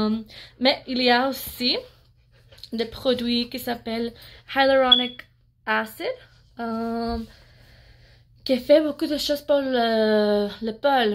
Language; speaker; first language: French; non-native, learner; English